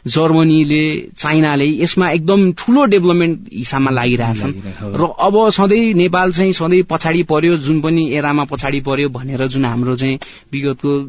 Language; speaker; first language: Nepali; native; Nepali